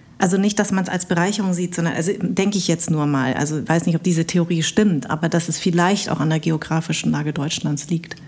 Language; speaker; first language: German; early bilingual, other home language; Vietnamese